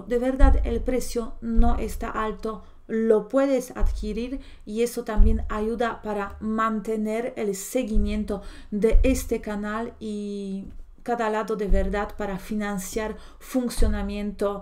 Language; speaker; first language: Spanish; non-native, fluent; Polish